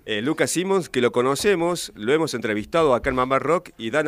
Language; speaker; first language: Spanish; native; Spanish